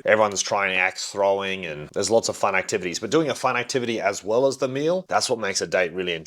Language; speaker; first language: English; native; English